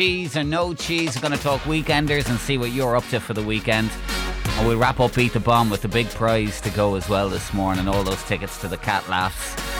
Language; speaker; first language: English; native; English